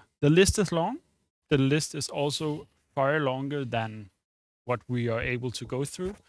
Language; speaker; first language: English; non-native, fluent; Danish